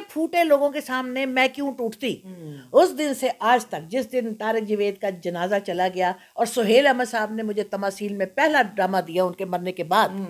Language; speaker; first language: Urdu; non-native, local second language; Punjabi